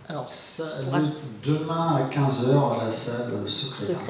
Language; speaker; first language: French; native; French